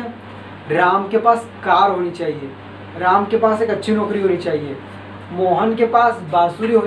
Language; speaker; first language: Hindi; native; Hindi